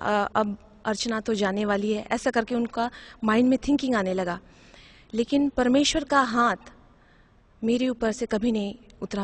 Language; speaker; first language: Hindi; non-native, local second language; Odia